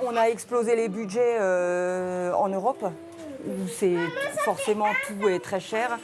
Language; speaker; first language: French; native; French